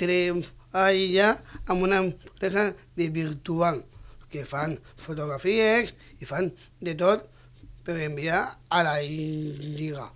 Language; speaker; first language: Catalan; non-native, local second language; Spanish